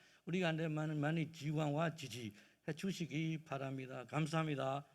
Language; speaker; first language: Korean; non-native, learner; Burmese